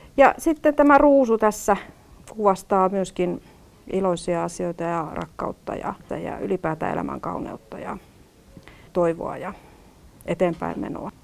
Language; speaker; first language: Finnish; native; Finnish